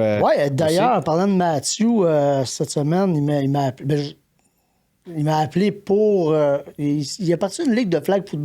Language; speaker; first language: French; native; French